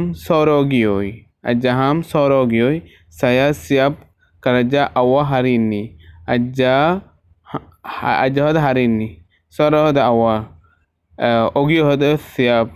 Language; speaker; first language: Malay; non-native, learner; Rohingya